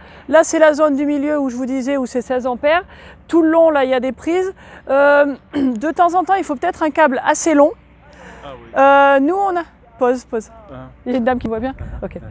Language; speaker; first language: French; native; French